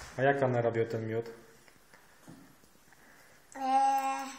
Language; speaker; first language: Polish; native; Polish